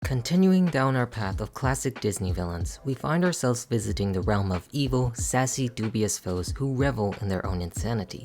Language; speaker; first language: English; native; English